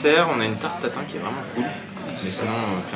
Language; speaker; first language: French; native; French